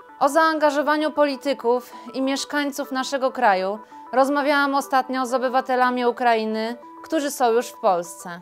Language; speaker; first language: Polish; native; Polish